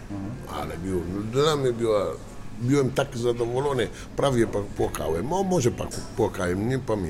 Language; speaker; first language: Polish; non-native, learner; Italian